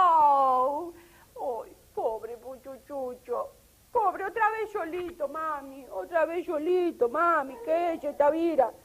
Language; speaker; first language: Spanish; native; Spanish